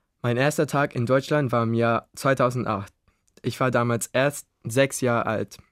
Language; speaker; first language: German; early bilingual, other home language; Indonesian